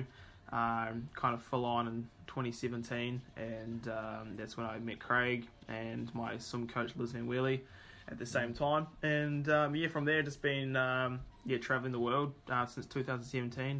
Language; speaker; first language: English; native; English